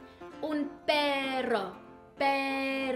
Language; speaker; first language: Spanish; early bilingual, heritage; Spanish